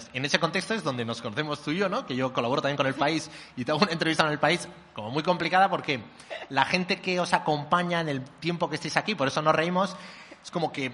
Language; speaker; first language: Spanish; native; Spanish